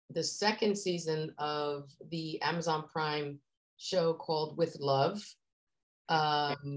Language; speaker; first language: English; native; English